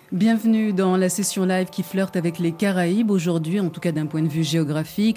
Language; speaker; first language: French; native; French